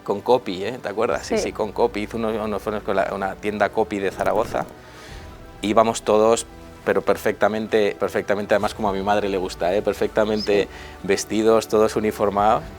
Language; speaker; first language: Spanish; native; Spanish